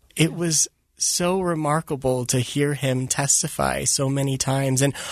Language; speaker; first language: English; early bilingual, other home language; Filipino